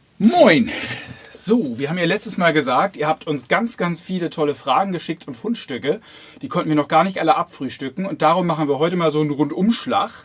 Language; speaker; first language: German; native; German